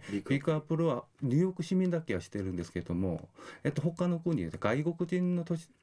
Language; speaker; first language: Japanese; non-native, fluent; Korean